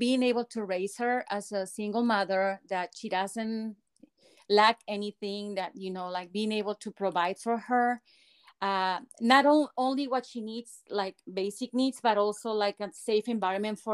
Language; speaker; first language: English; non-native, fluent; Spanish